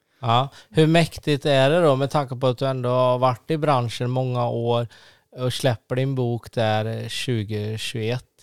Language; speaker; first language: Swedish; native; Swedish